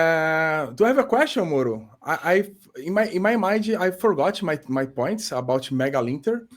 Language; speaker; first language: English; non-native, learner; Portuguese